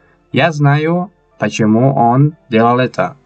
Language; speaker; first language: Russian; non-native, local second language; Tajik